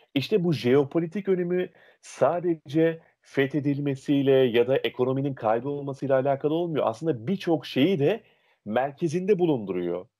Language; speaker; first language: Turkish; native; Turkish